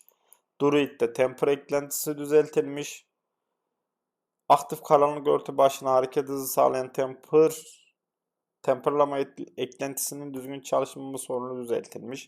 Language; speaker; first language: Turkish; native; Turkish